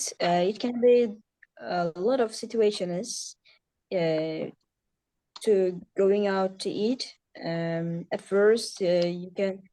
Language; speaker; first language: English; non-native, learner; Uzbek